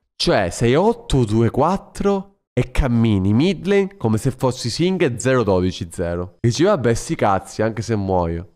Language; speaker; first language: Italian; native; Italian